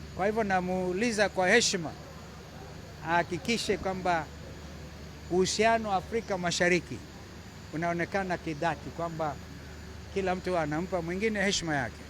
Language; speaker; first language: Swahili; non-native, local second language; Kamba